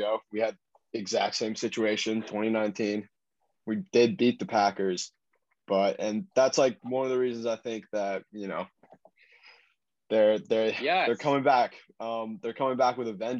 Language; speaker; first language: English; native; English